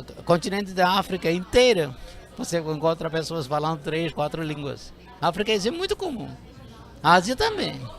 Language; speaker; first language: Portuguese; non-native, fluent; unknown